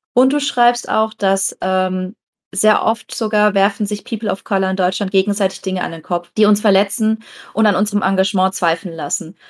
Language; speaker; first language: German; native; German